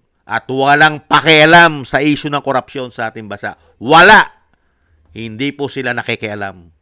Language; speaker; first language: Filipino; native; Filipino